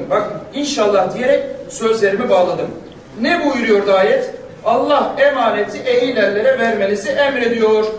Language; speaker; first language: Turkish; non-native, local second language; Kurdish